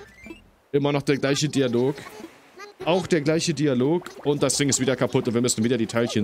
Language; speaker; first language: German; native; German